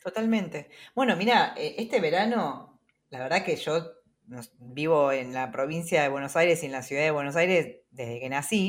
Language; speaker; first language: Spanish; native; Spanish